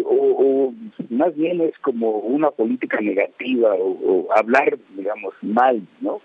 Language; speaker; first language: Spanish; native; Spanish